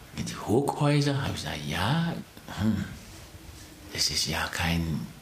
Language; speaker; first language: German; non-native, fluent; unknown